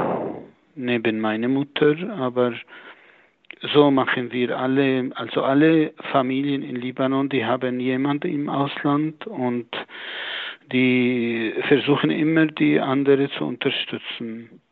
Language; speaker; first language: German; non-native, fluent; Arabic